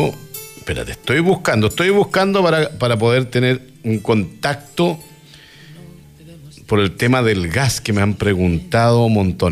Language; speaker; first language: Spanish; native; Spanish